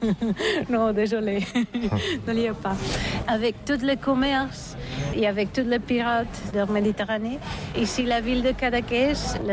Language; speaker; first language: French; non-native, learner; Catalan